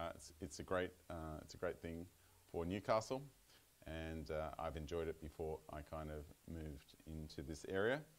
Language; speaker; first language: English; native; English